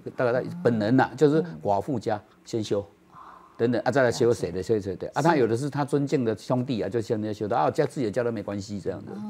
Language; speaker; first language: Chinese; non-native, local second language; Min Nan Chinese